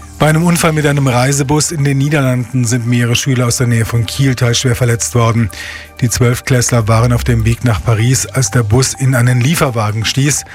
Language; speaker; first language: German; native; German